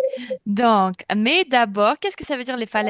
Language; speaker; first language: French; non-native, fluent; Russian